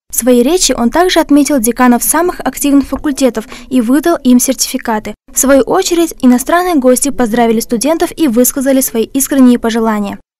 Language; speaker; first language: Russian; non-native, local second language; Kazakh